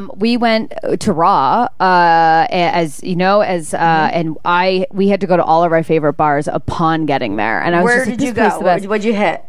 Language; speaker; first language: English; native; English